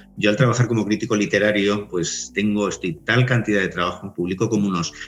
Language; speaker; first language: Spanish; native; Spanish